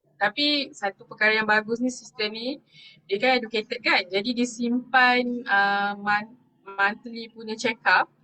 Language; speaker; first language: Malay; non-native, local second language; Tamil